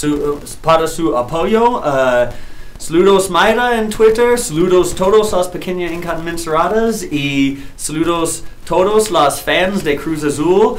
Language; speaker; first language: Spanish; non-native, learner; English